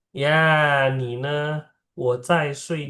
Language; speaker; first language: Chinese; non-native, fluent; Indonesian